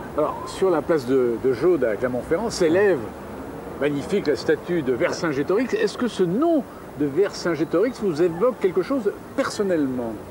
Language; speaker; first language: French; native; French